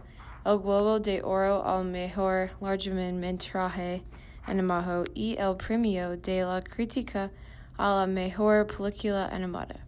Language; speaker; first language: Spanish; non-native, learner; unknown